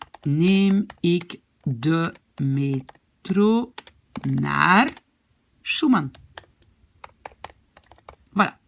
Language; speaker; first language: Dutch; non-native, fluent; French